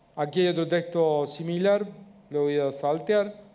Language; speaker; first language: Spanish; native; Spanish